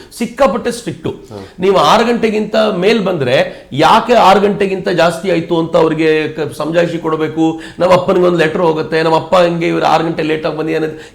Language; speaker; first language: Kannada; native; Kannada